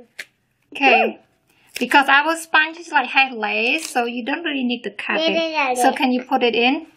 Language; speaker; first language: English; non-native, learner; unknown